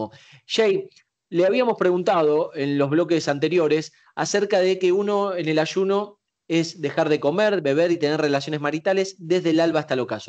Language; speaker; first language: Spanish; native; Spanish